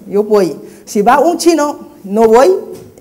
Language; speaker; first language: Spanish; non-native, fluent; Chinese